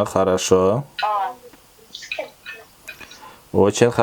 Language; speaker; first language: Russian; non-native, local second language; Kyrgyz